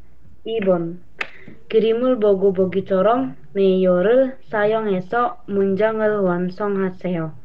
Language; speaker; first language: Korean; non-native, learner; Indonesian